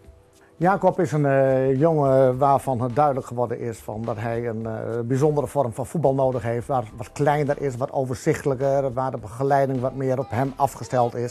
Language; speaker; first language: Dutch; native; Dutch